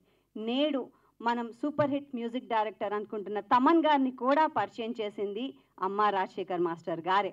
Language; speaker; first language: Telugu; native; Telugu